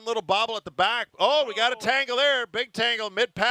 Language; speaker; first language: English; native; English